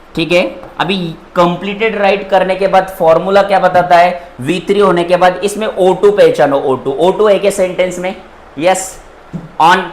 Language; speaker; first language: Hindi; non-native, local second language; Marathi